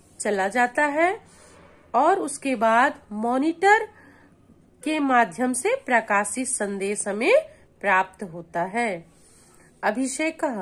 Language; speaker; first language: Hindi; native; Hindi